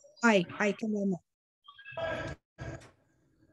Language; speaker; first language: Spanish; non-native, learner; English